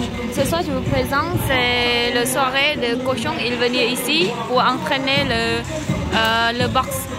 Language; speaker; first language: French; non-native, learner; Khmer